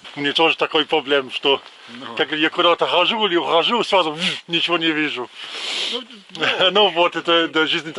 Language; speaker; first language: Russian; non-native, learner; English